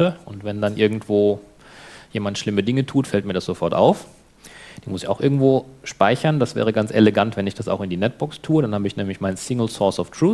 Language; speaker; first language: German; native; German